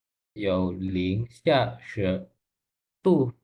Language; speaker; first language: Chinese; non-native, learner; Indonesian